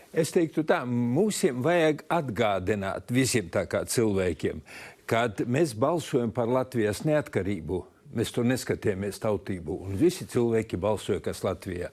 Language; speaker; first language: Latvian; native; Latvian